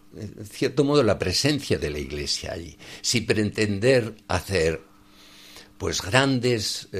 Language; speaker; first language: Spanish; native; Spanish